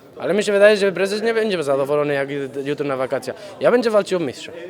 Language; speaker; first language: Polish; non-native, fluent; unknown